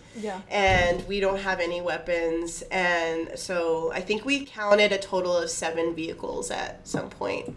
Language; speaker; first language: English; native; English